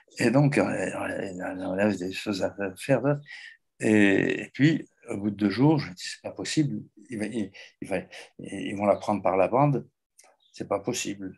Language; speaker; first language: French; native; French